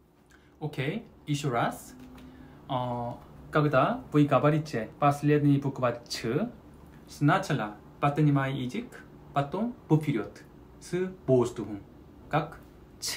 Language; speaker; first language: Russian; non-native, learner; Korean